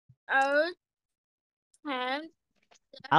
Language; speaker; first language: English; non-native, learner; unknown